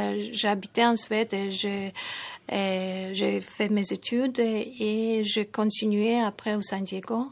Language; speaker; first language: French; non-native, fluent; Tajik